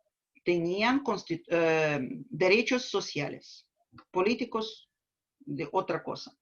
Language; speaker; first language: Spanish; non-native, fluent; Russian